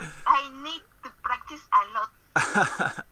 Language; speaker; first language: English; non-native, learner; Spanish